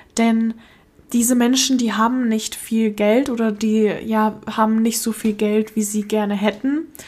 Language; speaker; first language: German; early bilingual, other home language; Russian